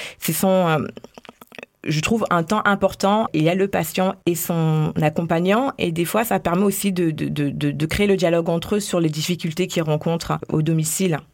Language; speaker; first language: French; native; French